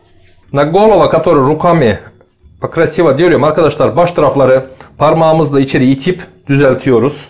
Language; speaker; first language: Turkish; native; Turkish